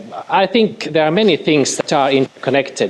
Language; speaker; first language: English; non-native, fluent; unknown